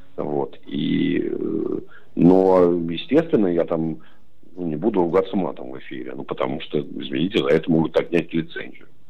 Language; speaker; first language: Russian; native; Russian